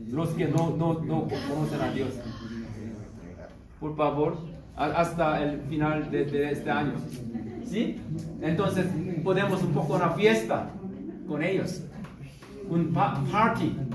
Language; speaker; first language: Spanish; non-native, learner; Korean